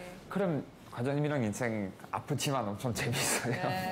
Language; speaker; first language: Korean; non-native, learner; French